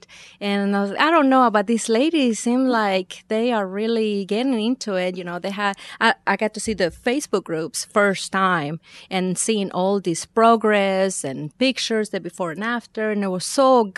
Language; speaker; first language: English; non-native, fluent; Spanish